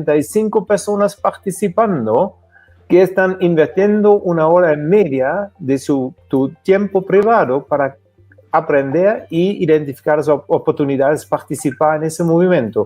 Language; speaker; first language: Spanish; non-native, fluent; German